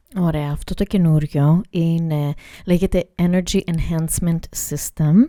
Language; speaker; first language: Greek; early bilingual, heritage; Greek